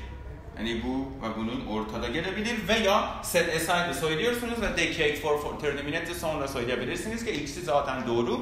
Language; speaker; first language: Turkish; non-native, fluent; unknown